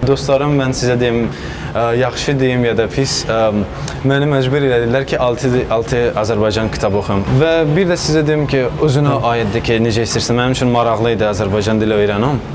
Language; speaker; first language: Azerbaijani; non-native, fluent; Persian